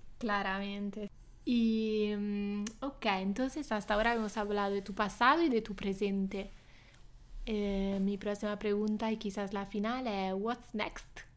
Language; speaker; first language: Spanish; non-native, fluent; Italian